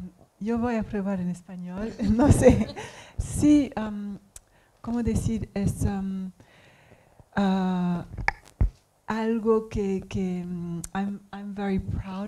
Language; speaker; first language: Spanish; non-native, learner; English